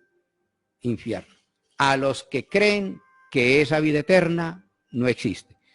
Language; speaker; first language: Spanish; native; Spanish